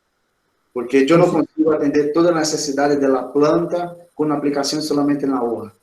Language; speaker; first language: Spanish; non-native, fluent; Portuguese